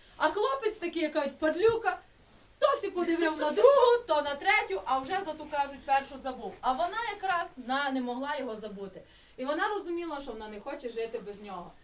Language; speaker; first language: Ukrainian; native; Ukrainian